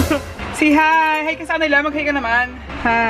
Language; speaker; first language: Filipino; native; Filipino